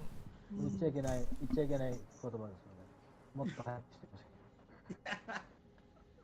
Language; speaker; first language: Japanese; native; Japanese